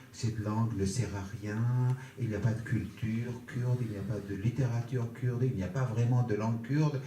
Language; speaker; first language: French; non-native, fluent; Kurdish